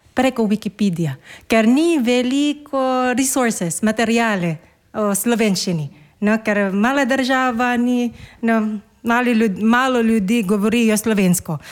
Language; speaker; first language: Slovenian; non-native, learner; Filipino